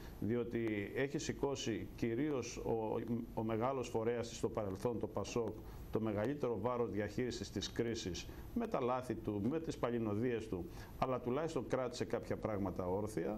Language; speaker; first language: Greek; native; Greek